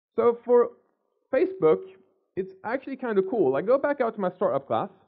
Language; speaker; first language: English; non-native, fluent; Swedish